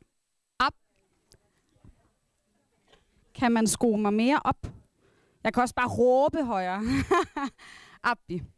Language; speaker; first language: Danish; non-native, local second language; Kalaallisut